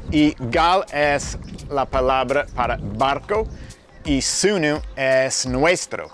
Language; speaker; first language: Spanish; non-native, fluent; English